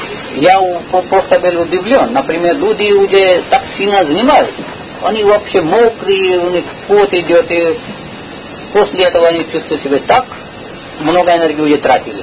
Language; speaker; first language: Russian; non-native, learner; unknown